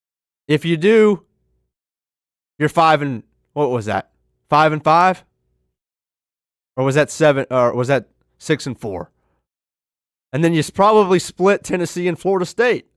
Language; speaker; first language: English; native; English